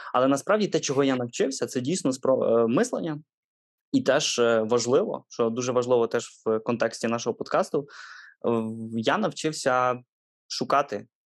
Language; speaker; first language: Ukrainian; native; Ukrainian